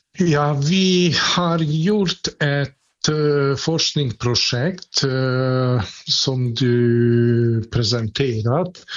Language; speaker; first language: Swedish; non-native, fluent; Hungarian